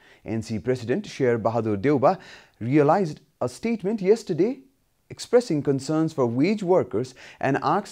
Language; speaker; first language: English; non-native, fluent; Nepali